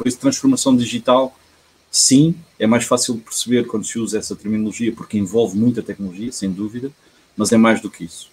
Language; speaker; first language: Portuguese; early bilingual, heritage; Portuguese